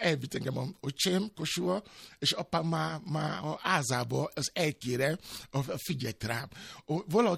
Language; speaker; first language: Hungarian; non-native, learner; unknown